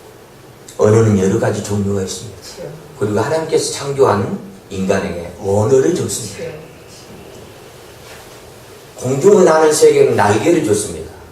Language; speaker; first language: Korean; native; Korean